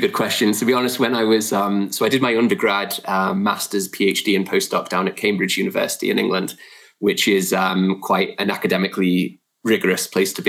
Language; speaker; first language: English; native; English